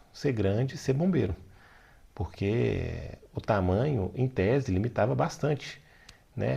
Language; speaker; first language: Portuguese; native; Portuguese